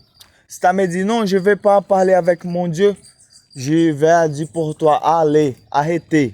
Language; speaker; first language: French; non-native, learner; Portuguese